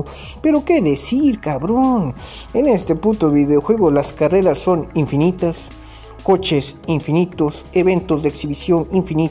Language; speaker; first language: Spanish; native; Spanish